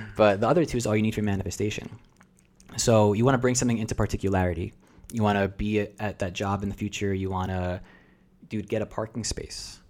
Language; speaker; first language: English; early bilingual, other home language; Russian